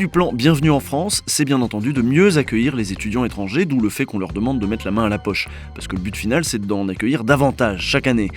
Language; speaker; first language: French; native; French